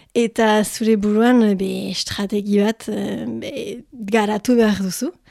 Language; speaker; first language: Basque; non-native, local second language; French